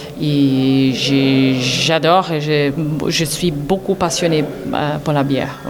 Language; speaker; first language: French; non-native, learner; Portuguese